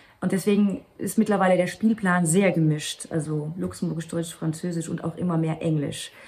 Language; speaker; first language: German; non-native, local second language; Luxembourgish